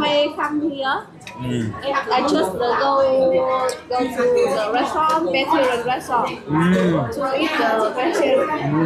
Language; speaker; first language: English; non-native, learner; Vietnamese